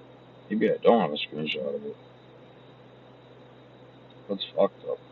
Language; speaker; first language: English; native; English